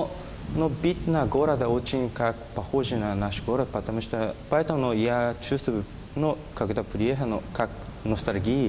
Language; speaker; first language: Russian; non-native, learner; Japanese